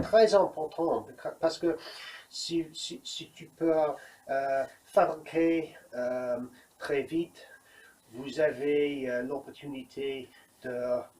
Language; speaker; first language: French; non-native, learner; English